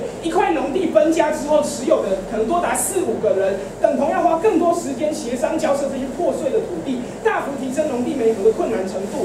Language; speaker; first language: Chinese; native; Chinese